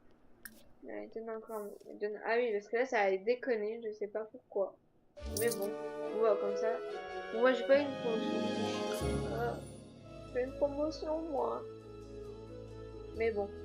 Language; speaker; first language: French; native; French